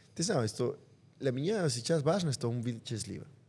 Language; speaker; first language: Russian; non-native, learner; Spanish